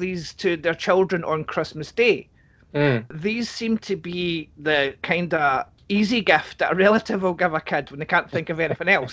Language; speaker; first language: English; native; English